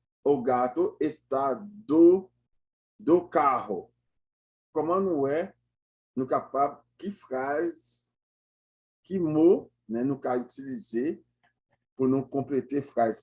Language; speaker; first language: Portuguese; non-native, learner; Haitian Creole